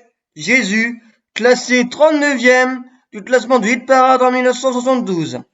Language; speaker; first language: French; native; French